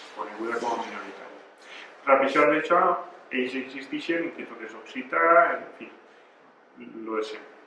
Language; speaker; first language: Spanish; non-native, local second language; Catalan